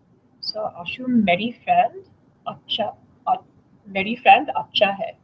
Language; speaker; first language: Hindi; non-native, learner; English